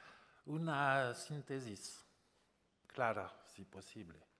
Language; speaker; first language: Spanish; non-native, fluent; French